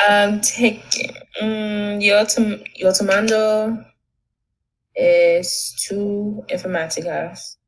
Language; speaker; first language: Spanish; non-native, learner; English